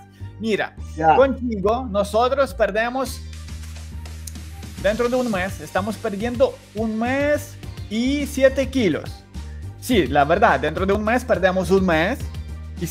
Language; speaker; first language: Spanish; non-native, learner; Ukrainian